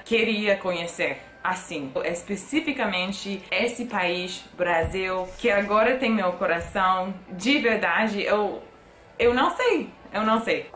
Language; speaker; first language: Portuguese; non-native, fluent; English